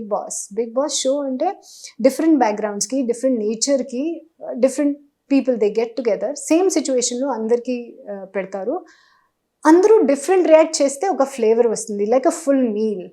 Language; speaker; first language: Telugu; non-native, local second language; Hindi